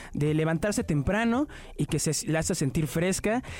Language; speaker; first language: Spanish; native; Spanish